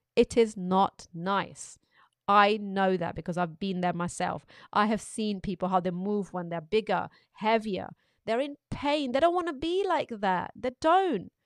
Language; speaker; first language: English; non-native, local second language; Urdu